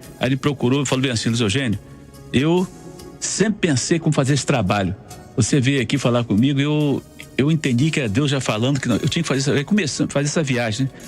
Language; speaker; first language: Portuguese; native; Portuguese